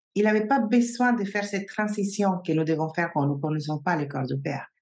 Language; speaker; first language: French; non-native, fluent; Spanish